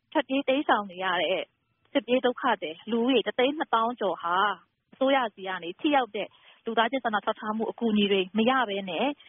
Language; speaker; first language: Burmese; non-native, local second language; Kachin